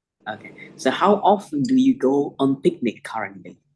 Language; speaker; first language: English; non-native, fluent; Indonesian